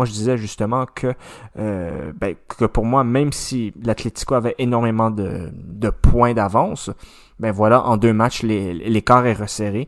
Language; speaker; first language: French; native; French